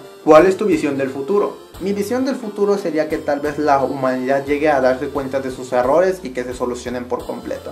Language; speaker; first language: Spanish; native; Spanish